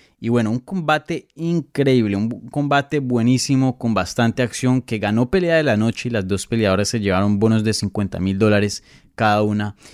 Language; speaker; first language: Spanish; native; Spanish